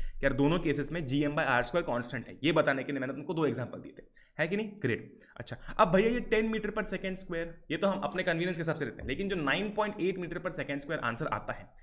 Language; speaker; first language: Hindi; native; Hindi